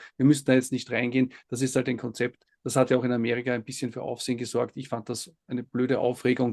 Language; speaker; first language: German; native; German